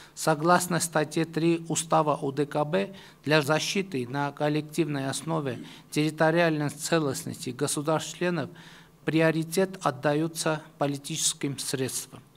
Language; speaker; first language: Russian; non-native, local second language; Armenian